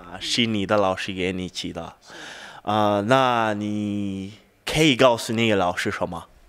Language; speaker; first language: Chinese; non-native, learner; Kinyarwanda